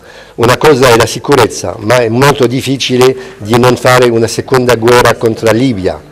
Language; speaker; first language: Italian; non-native, fluent; Spanish